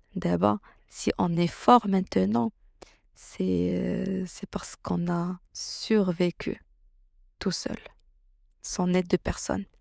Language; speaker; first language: French; non-native, fluent; Arabic